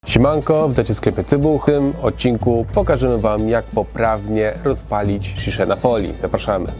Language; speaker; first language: Polish; native; Polish